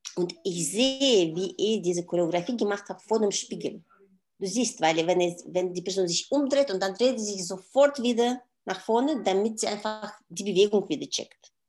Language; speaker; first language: German; non-native, fluent; Russian